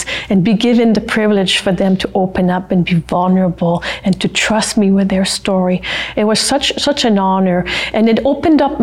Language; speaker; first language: English; non-native, fluent; French